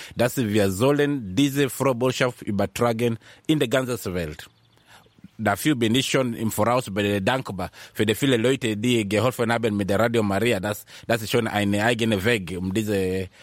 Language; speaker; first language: German; non-native, learner; Swahili